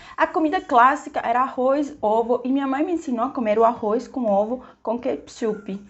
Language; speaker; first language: Portuguese; non-native, fluent; Spanish